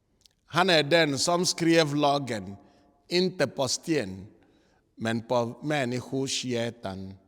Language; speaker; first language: Swedish; non-native, fluent; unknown